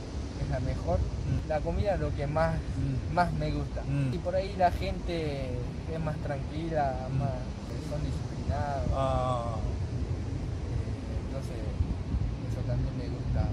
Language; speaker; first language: Spanish; non-native, fluent; Japanese